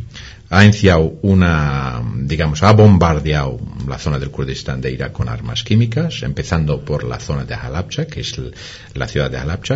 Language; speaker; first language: Spanish; non-native, fluent; Kurdish